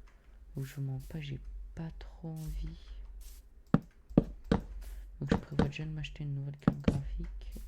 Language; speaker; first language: French; native; French